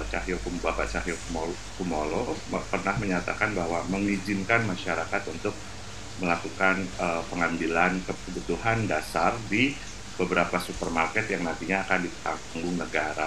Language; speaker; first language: Indonesian; native; Indonesian